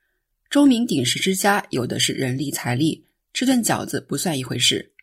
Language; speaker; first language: Chinese; native; Chinese